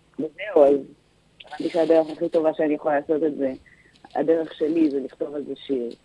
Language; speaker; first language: Hebrew; early bilingual, other home language; Russian